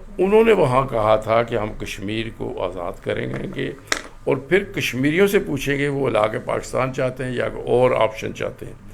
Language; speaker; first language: Urdu; non-native, local second language; Pahari-Potwari